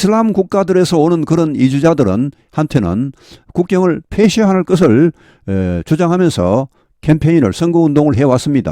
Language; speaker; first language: Korean; native; Korean